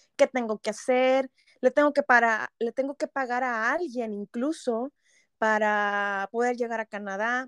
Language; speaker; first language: Spanish; native; Spanish